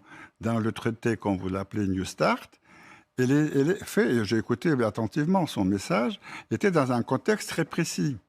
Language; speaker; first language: French; non-native, fluent; Russian